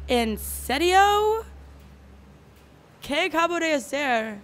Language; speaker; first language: Spanish; non-native, learner; English